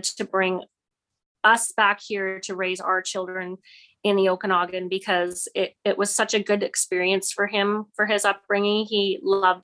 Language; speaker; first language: English; native; English